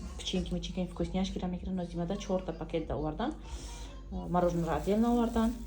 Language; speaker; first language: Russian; non-native, local second language; Tajik